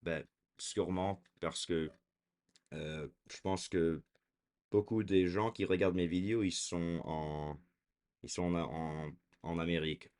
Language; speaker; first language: French; early bilingual, heritage; French